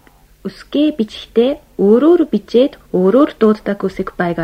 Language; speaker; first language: Mongolian; non-native, fluent; Japanese